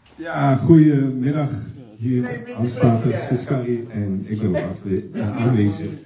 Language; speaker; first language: Dutch; native; Dutch